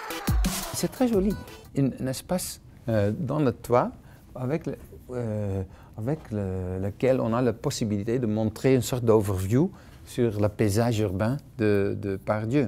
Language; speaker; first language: French; non-native, fluent; Dutch